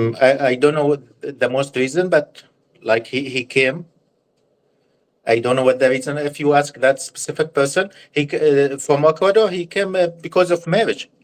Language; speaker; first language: English; non-native, learner; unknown